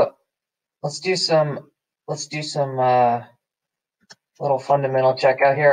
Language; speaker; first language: English; native; English